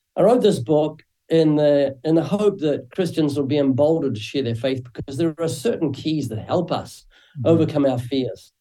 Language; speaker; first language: English; native; English